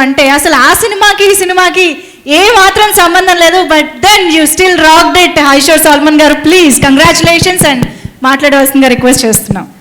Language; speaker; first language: Telugu; native; Telugu